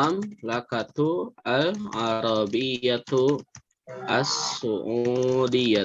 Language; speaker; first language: Arabic; non-native, fluent; Indonesian